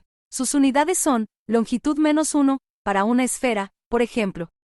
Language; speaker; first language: Spanish; native; Spanish